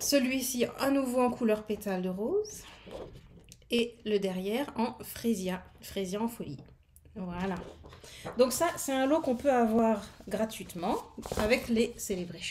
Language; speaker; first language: French; native; French